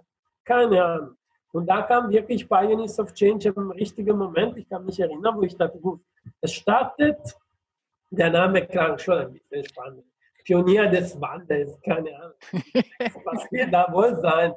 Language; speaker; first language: German; non-native, fluent; Italian